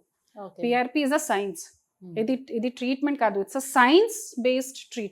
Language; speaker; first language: Telugu; non-native, fluent; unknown